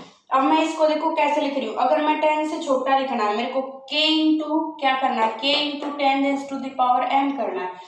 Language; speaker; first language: Hindi; native; Hindi